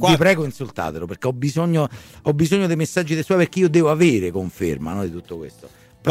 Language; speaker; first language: Italian; native; Italian